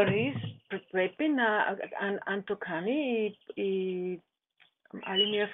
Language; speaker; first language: Greek; non-native, learner; German